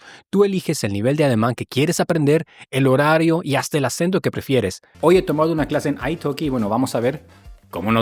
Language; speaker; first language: Spanish; native; Spanish